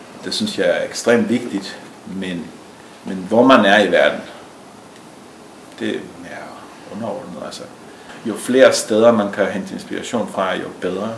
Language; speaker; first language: Danish; early bilingual, other home language; Spanish